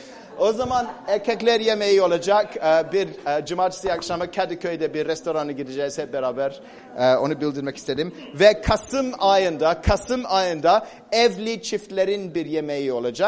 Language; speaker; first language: Turkish; non-native, fluent; English